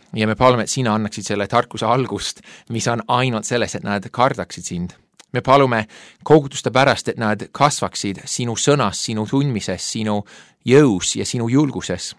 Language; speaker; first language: Estonian; non-native, fluent; English